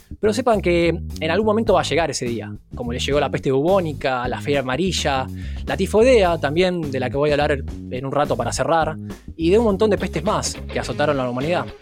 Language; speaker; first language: Spanish; native; Spanish